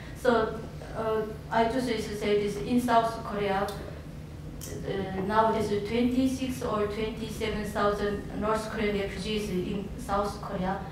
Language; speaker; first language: English; non-native, learner; Korean